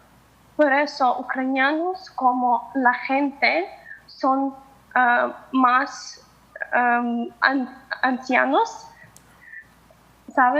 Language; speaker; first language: Spanish; non-native, fluent; Ukrainian